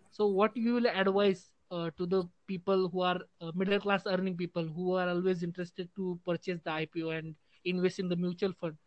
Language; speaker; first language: English; non-native, local second language; Hindi